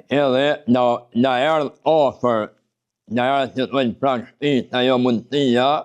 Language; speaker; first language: Albanian; native; Albanian